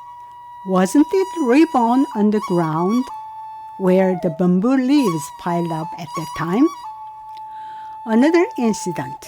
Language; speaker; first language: English; non-native, fluent; Korean